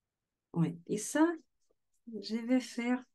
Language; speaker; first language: French; non-native, fluent; Russian